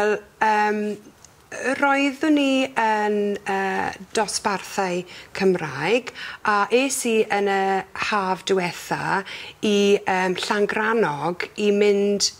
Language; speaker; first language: Welsh; non-native, learner; English